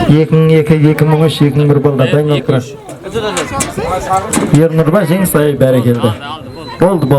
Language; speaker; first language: Kazakh; native; Kazakh